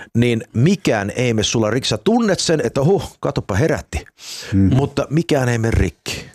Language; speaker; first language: Finnish; early bilingual, heritage; Finnish